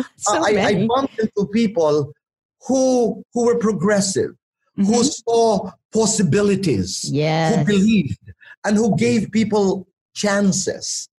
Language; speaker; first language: English; non-native, local second language; Waray